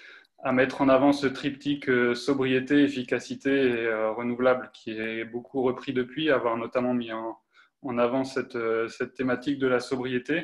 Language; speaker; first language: French; native; French